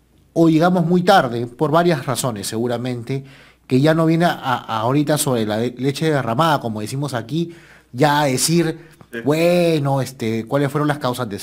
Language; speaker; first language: Spanish; native; Spanish